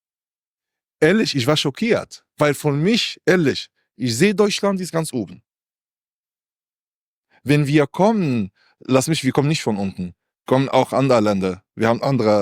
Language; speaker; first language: German; non-native, learner; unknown